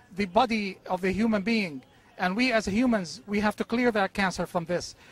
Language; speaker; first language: English; non-native, fluent; Arabic